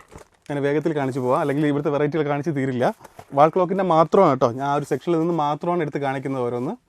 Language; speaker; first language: Malayalam; native; Malayalam